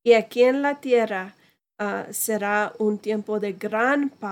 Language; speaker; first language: Spanish; non-native, fluent; English